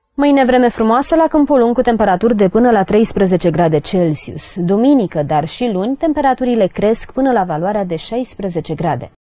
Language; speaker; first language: Romanian; native; Romanian